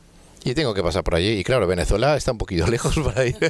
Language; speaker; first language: Spanish; native; Spanish